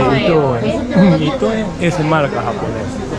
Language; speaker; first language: Spanish; non-native, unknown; Japanese